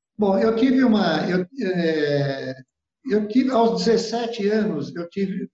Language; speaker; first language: Portuguese; early bilingual, other home language; Italian